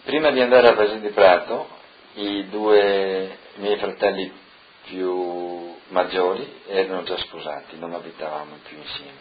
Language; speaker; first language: Italian; non-native, local second language; Friulian